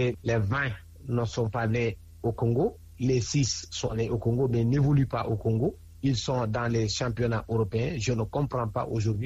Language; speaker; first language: French; non-native, local second language; Wolof